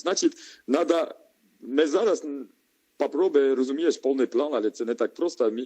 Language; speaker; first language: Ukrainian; non-native, learner; French